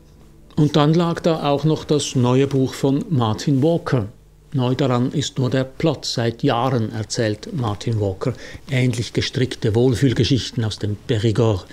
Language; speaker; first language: German; native; German